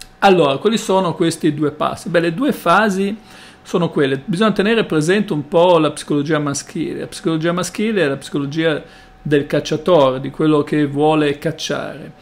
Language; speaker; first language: Italian; native; Italian